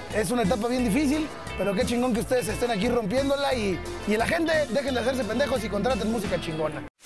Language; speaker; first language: Spanish; native; Spanish